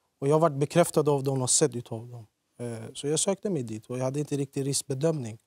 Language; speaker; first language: Swedish; early bilingual, other home language; Central Kurdish